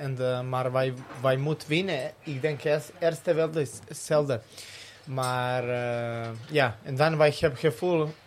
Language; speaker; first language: Dutch; non-native, learner; Serbian